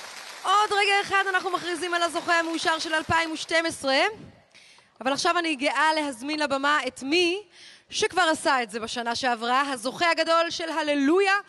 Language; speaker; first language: Hebrew; native; Hebrew